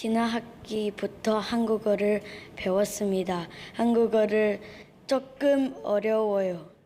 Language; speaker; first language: Korean; non-native, learner; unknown